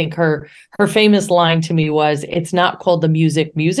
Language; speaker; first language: English; native; English